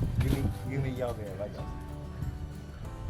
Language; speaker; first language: English; non-native, learner; Vietnamese